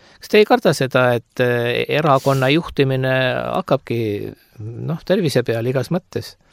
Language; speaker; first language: Estonian; native; Estonian